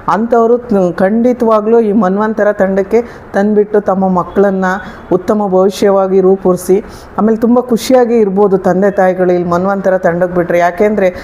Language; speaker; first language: Kannada; native; Kannada